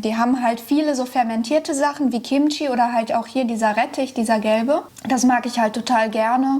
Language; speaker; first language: German; native; German